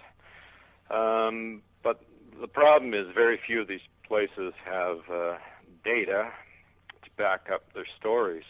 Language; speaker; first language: English; native; English